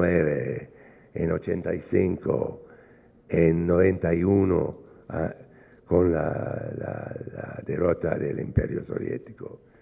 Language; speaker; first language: Spanish; non-native, fluent; English